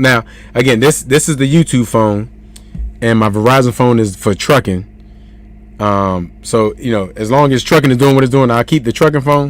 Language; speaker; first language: English; native; English